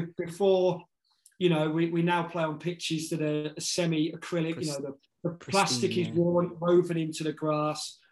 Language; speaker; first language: English; native; English